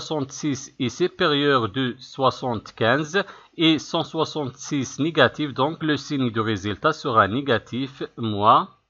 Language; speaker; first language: French; non-native, local second language; Arabic